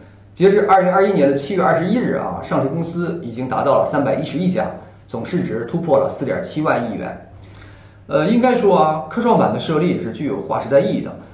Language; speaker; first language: Chinese; native; Chinese